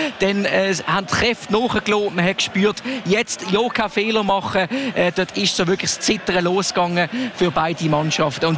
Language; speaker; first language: German; native; German